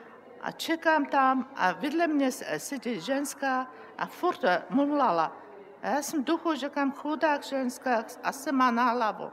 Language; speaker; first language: Czech; non-native, learner; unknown